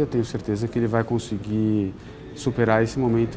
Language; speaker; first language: Portuguese; native; Portuguese